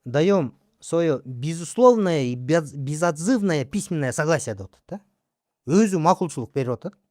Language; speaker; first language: Russian; non-native, local second language; Kyrgyz